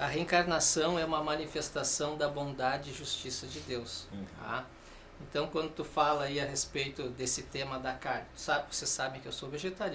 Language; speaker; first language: Portuguese; native; Portuguese